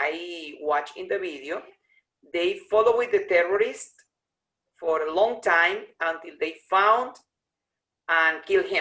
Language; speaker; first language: English; non-native, learner; Spanish